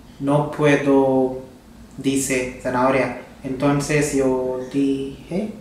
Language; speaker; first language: Spanish; non-native, learner; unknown